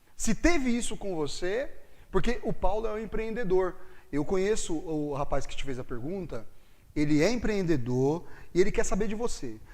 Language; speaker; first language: Portuguese; native; Portuguese